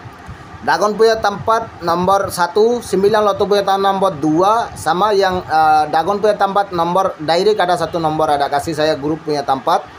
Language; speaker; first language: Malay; non-native, learner; Bangla